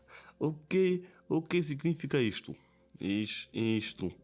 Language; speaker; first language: Portuguese; non-native, learner; German